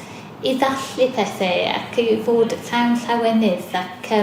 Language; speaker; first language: Welsh; non-native, fluent; English